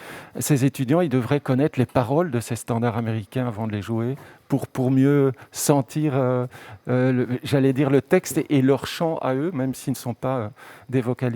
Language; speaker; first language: French; native; French